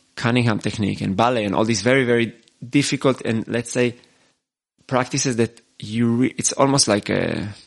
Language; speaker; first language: English; non-native, fluent; Hebrew